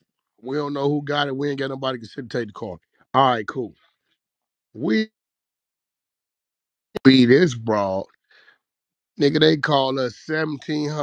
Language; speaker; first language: English; native; English